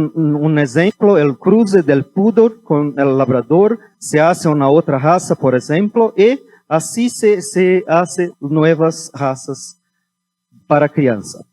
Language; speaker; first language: Spanish; non-native, fluent; Portuguese